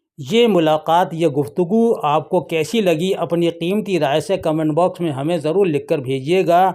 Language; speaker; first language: Urdu; native; Urdu